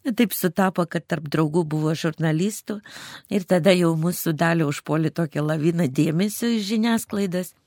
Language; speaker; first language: Lithuanian; non-native, fluent; Russian